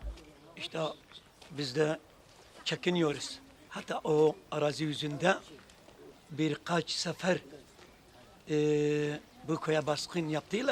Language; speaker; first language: Turkish; non-native, local second language; Turoyo